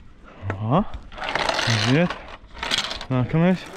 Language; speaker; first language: Latvian; native; Latvian